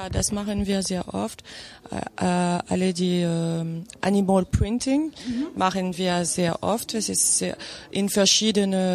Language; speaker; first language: German; non-native, fluent; French